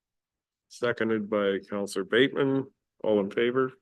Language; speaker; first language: English; native; English